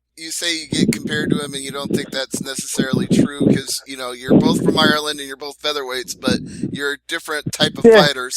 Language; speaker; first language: English; native; English